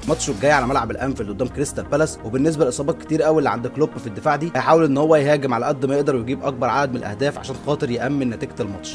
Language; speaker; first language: Arabic; native; Arabic